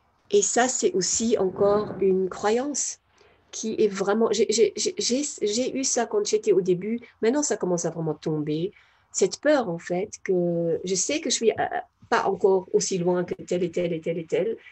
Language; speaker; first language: French; non-native, fluent; German